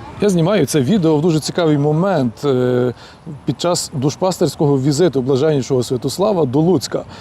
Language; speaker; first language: Ukrainian; native; Ukrainian